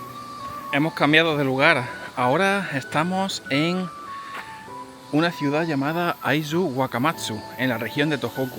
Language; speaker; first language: Spanish; native; Spanish